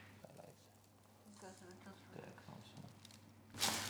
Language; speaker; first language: Chinese; non-native, learner; English